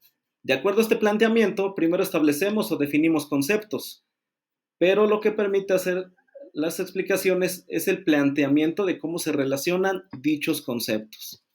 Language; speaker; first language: Spanish; native; Spanish